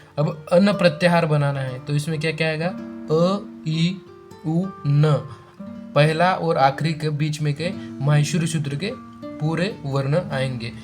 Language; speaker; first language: Hindi; non-native, local second language; Marathi